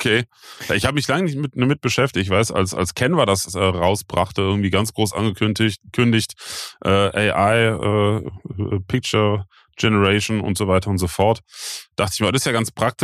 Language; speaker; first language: German; native; German